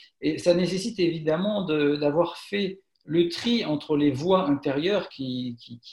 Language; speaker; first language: French; native; French